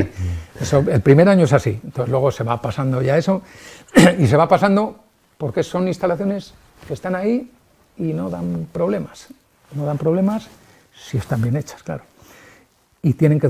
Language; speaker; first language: Spanish; native; Spanish